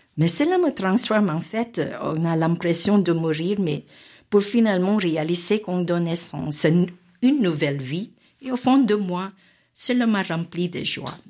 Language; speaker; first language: French; non-native, fluent; Filipino